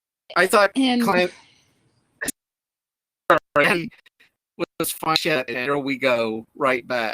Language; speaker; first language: English; native; English